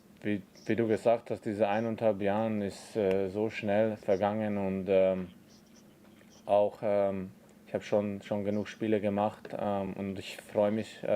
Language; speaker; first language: German; non-native, fluent; Hungarian